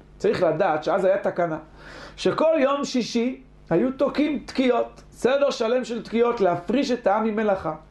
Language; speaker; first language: Hebrew; native; Hebrew